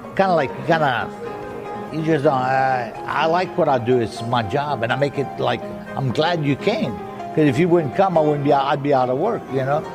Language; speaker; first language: English; early bilingual, other home language; French